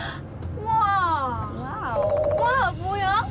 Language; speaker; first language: Korean; non-native, fluent; Thai